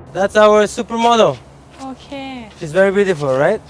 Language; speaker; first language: English; non-native, fluent; Hebrew